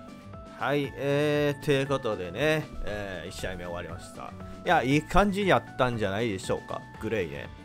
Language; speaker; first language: Japanese; native; Japanese